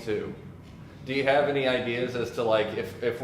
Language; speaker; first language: English; native; English